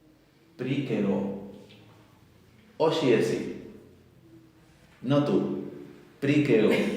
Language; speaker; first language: Greek; non-native, fluent; Spanish